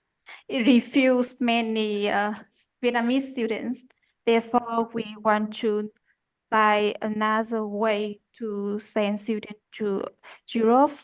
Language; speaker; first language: English; non-native, learner; Vietnamese